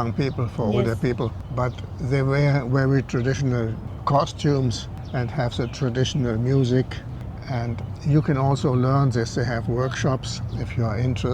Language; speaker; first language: English; non-native, fluent; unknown